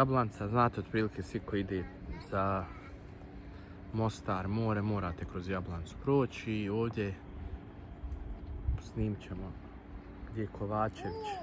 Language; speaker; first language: Bosnian; native; Bosnian